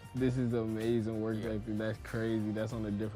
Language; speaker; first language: English; native; English